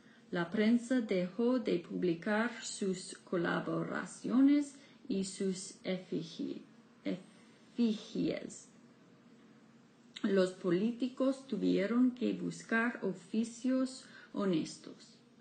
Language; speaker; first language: Spanish; non-native, fluent; English